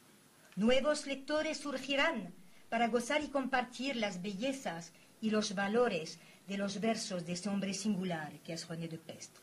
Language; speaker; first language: Spanish; native; Spanish